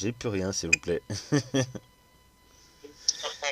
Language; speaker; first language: French; native; French